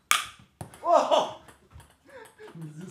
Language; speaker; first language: Japanese; native; Japanese